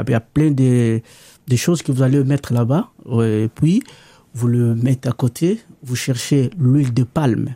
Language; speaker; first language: French; non-native, local second language; Lingala